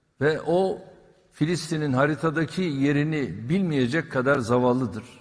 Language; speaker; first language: Turkish; native; Turkish